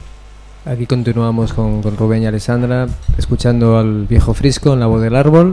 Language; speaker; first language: Spanish; native; Spanish